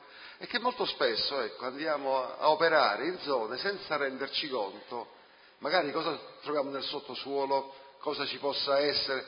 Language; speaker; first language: Italian; native; Italian